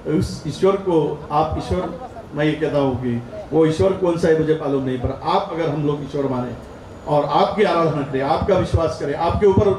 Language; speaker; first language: Hindi; non-native, local second language; Marathi